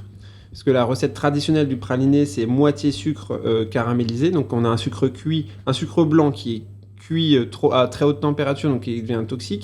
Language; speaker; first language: French; native; French